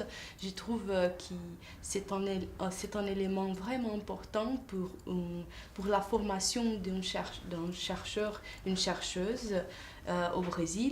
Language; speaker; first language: French; non-native, fluent; Portuguese